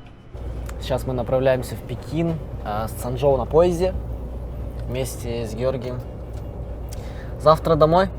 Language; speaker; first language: Russian; native; Russian